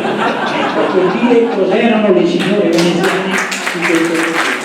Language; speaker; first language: Italian; native; Italian